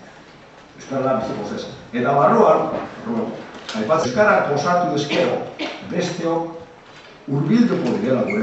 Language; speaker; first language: Basque; native; Basque